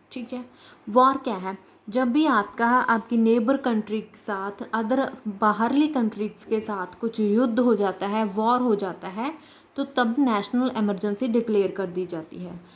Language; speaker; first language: Hindi; native; Hindi